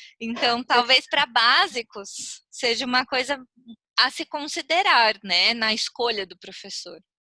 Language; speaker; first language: Portuguese; native; Portuguese